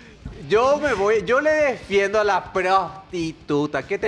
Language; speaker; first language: Spanish; native; Spanish